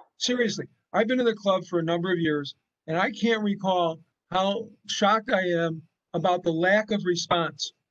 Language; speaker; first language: English; native; English